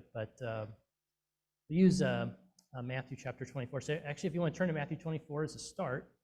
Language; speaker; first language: English; native; English